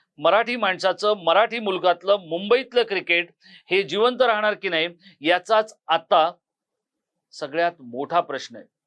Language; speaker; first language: Marathi; native; Marathi